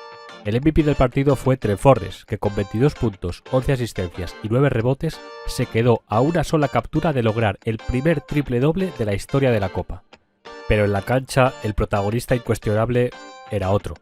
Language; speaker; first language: Spanish; native; Spanish